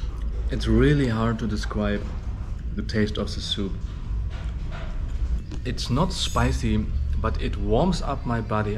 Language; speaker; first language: English; non-native, fluent; German